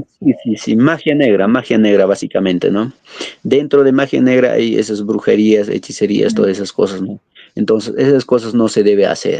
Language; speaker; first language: Spanish; non-native, local second language; Quechua